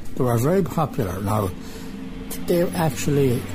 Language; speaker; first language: English; native; English